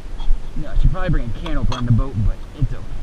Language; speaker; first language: English; native; English